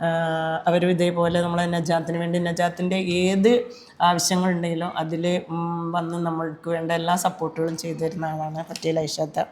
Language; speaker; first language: Malayalam; native; Malayalam